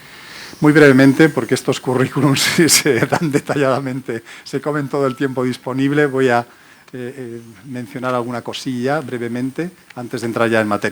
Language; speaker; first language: Spanish; native; Spanish